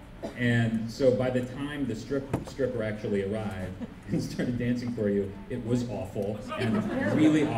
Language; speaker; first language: English; native; English